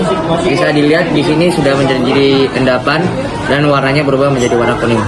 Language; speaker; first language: Indonesian; native; Indonesian